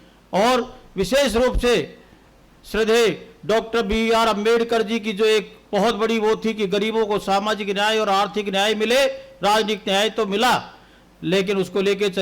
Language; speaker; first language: Hindi; native; Hindi